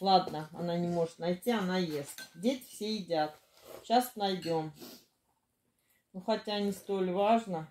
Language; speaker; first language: Russian; native; Russian